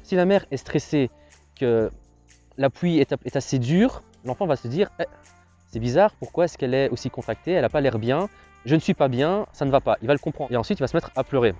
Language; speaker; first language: French; native; French